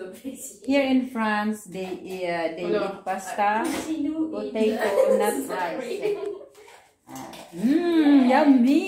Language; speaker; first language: English; non-native, learner; Filipino